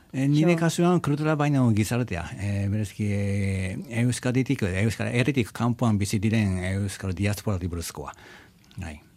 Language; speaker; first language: Basque; non-native, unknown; Japanese